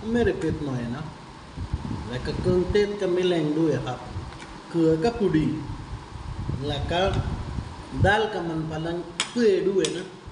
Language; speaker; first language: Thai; non-native, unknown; Urdu